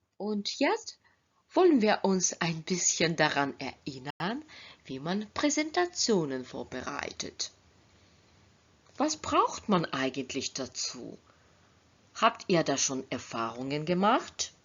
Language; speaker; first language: German; non-native, fluent; Ukrainian